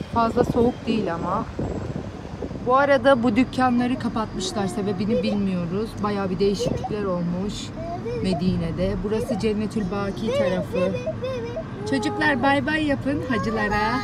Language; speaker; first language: Turkish; native; Turkish